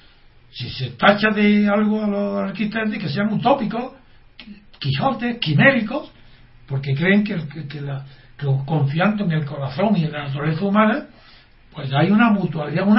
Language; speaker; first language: Spanish; native; Spanish